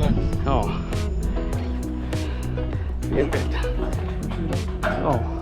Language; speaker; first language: Swedish; non-native, fluent; Vietnamese